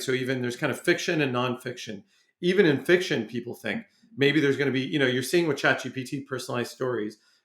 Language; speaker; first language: English; native; English